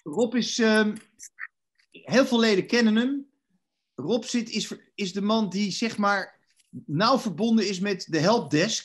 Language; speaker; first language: Dutch; native; Dutch